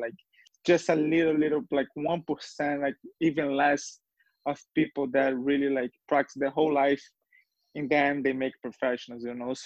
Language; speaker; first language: English; non-native, fluent; Portuguese